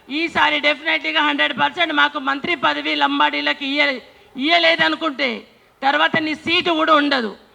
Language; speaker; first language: Telugu; non-native, local second language; Lambadi